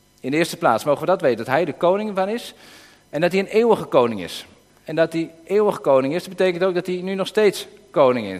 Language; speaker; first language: Dutch; native; Dutch